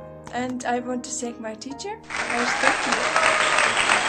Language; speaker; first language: English; non-native, learner; Kyrgyz